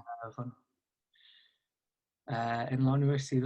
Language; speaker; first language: Spanish; non-native, learner; English